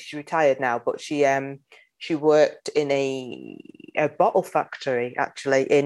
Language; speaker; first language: English; native; English